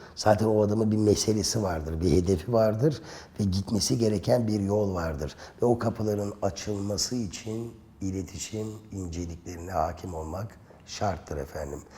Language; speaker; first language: Turkish; native; Turkish